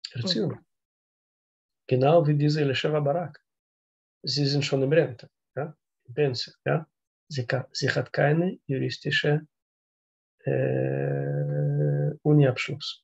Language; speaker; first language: German; non-native, learner; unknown